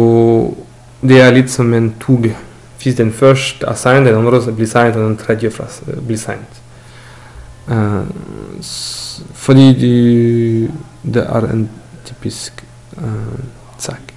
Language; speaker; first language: Norwegian; non-native, learner; French